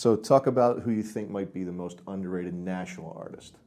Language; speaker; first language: English; native; English